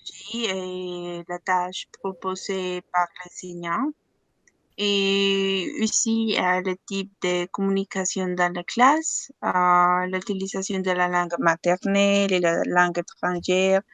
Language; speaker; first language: French; non-native, learner; Spanish